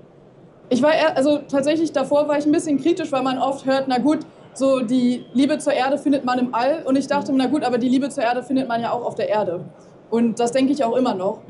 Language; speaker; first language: German; native; German